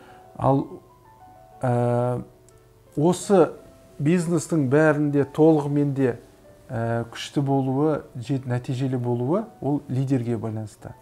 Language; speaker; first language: Kazakh; native; Kazakh